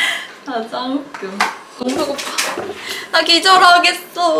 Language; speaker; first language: Korean; non-native, learner; Vietnamese